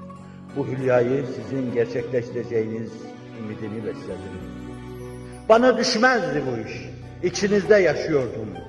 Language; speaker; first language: Turkish; native; Turkish